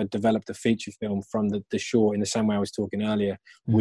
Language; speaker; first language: English; native; English